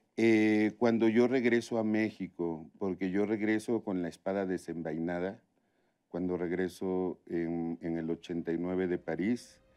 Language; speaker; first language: Spanish; native; Spanish